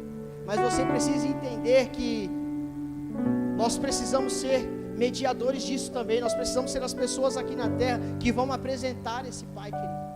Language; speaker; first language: Portuguese; native; Portuguese